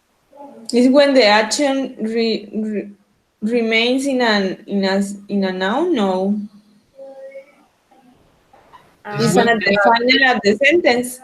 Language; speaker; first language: English; non-native, learner; Spanish